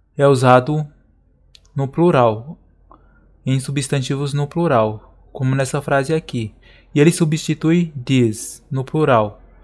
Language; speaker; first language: Portuguese; native; Portuguese